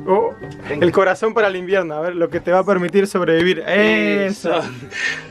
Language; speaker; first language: Spanish; native; Spanish